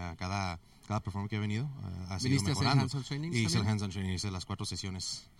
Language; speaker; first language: Spanish; early bilingual, heritage; Spanish